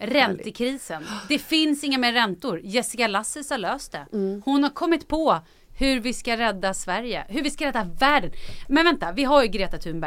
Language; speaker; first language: Swedish; native; Swedish